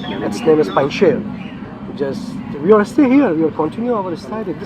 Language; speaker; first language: English; non-native, learner; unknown